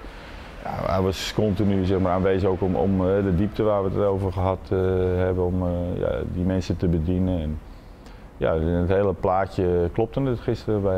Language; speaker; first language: Dutch; native; Dutch